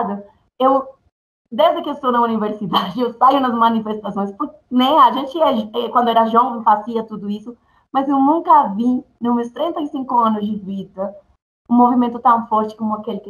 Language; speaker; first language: Portuguese; non-native, fluent; Spanish